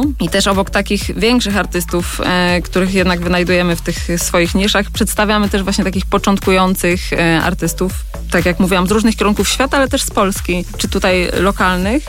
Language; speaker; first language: Polish; native; Polish